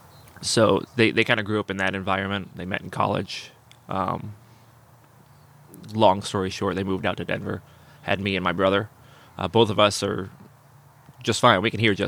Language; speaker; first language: English; native; English